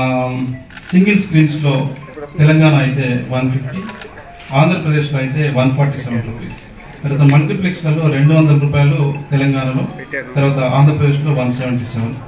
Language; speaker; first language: Telugu; native; Telugu